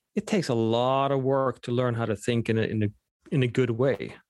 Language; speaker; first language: English; non-native, fluent; Swedish